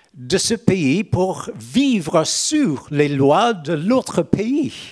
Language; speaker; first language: French; non-native, fluent; English